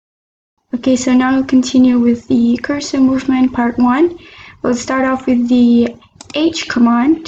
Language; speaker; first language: English; non-native, local second language; Malay